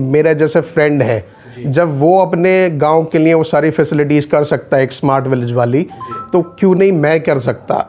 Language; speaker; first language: Hindi; native; Hindi